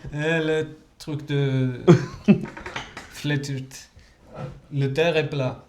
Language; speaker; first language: French; non-native, fluent; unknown